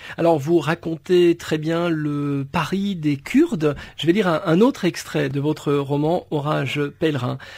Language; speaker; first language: French; native; French